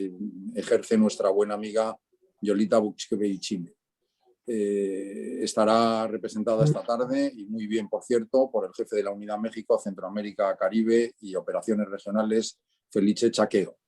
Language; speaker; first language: Spanish; native; Spanish